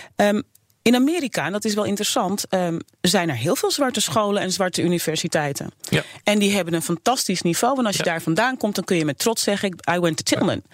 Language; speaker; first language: Dutch; native; Dutch